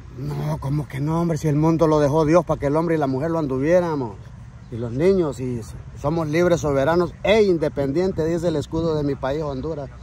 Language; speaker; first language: Spanish; native; Spanish